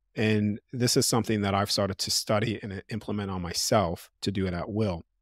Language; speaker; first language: English; native; English